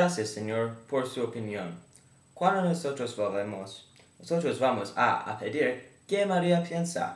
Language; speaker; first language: Spanish; non-native, learner; English